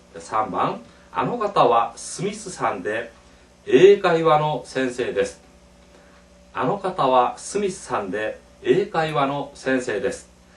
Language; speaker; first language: Japanese; non-native, fluent; Korean